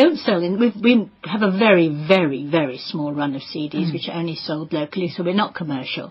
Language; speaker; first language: English; native; English